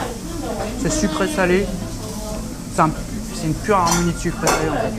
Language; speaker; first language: French; native; French